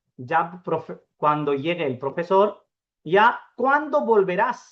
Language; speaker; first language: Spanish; non-native, fluent; Urdu